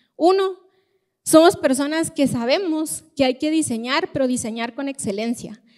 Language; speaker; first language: Spanish; native; Spanish